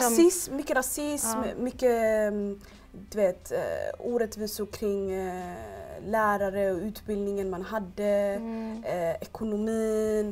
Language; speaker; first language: Swedish; early bilingual, other home language; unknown